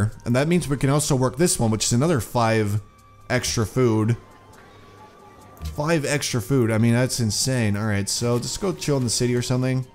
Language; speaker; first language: English; native; English